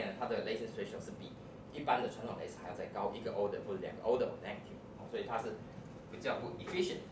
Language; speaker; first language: Chinese; native; Chinese